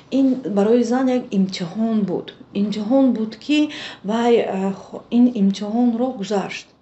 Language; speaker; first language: Tajik; native; Tajik